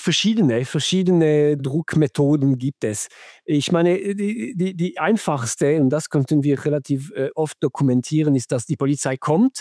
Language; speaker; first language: German; non-native, fluent; French